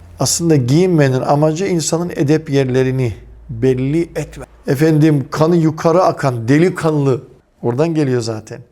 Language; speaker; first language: Turkish; native; Turkish